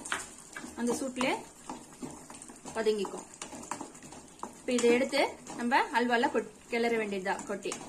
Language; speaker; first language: Tamil; native; Tamil